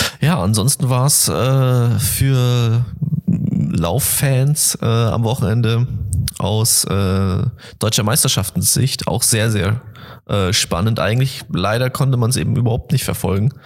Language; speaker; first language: German; native; German